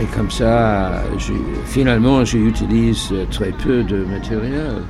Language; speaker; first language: French; non-native, fluent; English